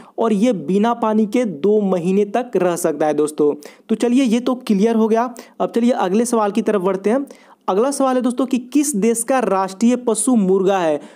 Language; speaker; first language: Hindi; native; Hindi